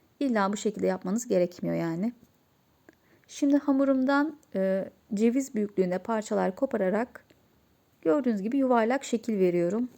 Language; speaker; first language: Turkish; native; Turkish